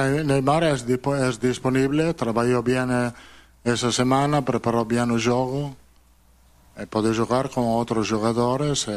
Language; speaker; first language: Portuguese; non-native, fluent; Italian